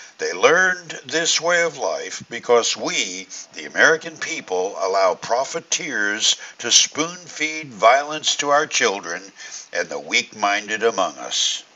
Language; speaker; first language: English; native; English